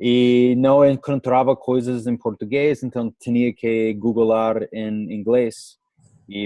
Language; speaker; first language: Portuguese; non-native, learner; English